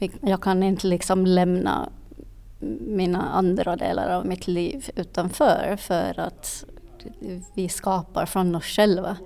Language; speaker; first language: Swedish; non-native, fluent; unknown